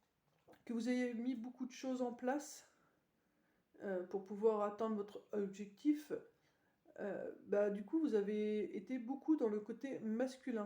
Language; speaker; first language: French; native; French